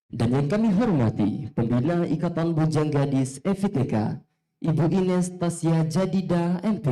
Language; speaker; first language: Indonesian; native; Indonesian